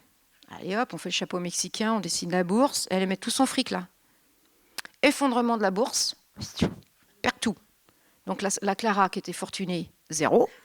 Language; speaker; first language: French; native; French